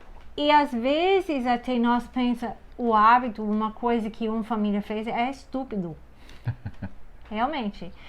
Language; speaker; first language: Portuguese; non-native, fluent; English